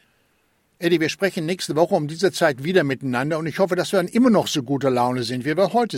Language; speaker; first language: German; native; German